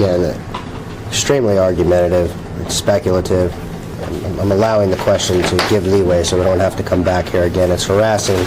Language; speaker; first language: English; native; English